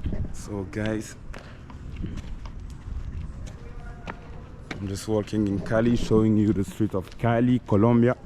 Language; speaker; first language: English; non-native, fluent; French